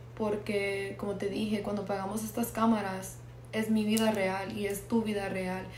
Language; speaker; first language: Spanish; early bilingual, heritage; Spanish